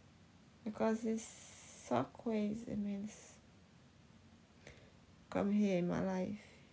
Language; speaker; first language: English; non-native, learner; Portuguese